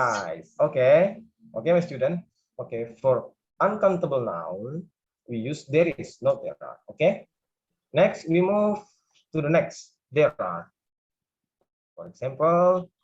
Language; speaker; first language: English; non-native, learner; Indonesian